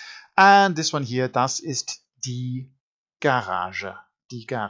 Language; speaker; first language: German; non-native, fluent; English